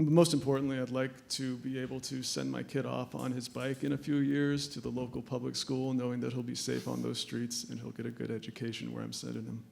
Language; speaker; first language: English; native; English